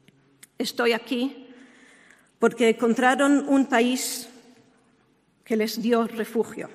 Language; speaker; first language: Spanish; non-native, fluent; Hebrew